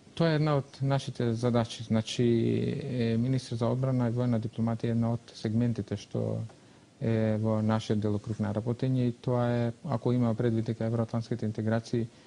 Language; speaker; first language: Macedonian; non-native, local second language; Albanian